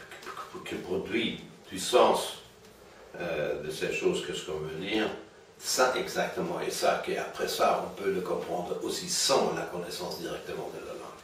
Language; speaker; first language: French; non-native, fluent; German